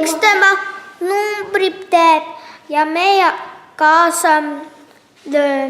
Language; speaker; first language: Estonian; non-native, local second language; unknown